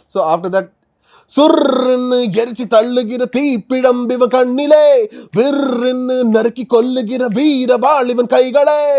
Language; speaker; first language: Telugu; native; Telugu